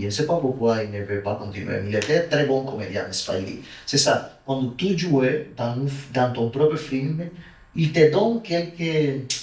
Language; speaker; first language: French; non-native, learner; Spanish